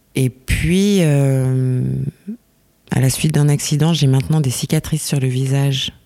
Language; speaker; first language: French; native; French